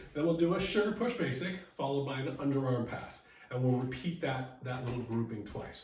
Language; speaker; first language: English; native; English